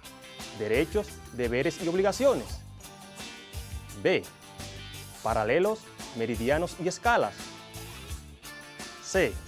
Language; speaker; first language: Spanish; native; Spanish